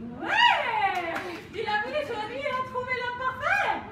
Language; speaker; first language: French; non-native, fluent; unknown